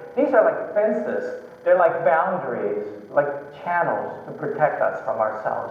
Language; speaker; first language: English; early bilingual, other home language; Chinese